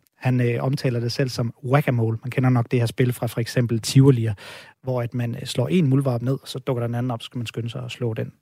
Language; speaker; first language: Danish; native; Danish